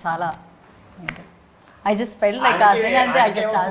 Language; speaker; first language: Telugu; non-native, learner; Malayalam